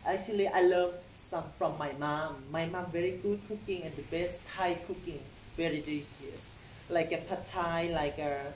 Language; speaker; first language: English; non-native, learner; Thai